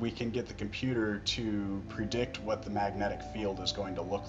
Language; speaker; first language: English; native; English